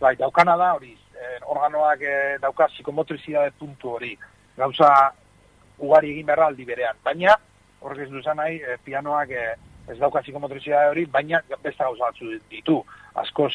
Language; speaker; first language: Basque; native; Basque